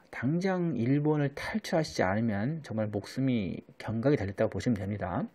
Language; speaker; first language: Korean; native; Korean